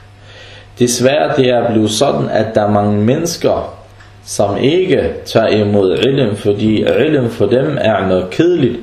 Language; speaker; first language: Danish; non-native, fluent; Arabic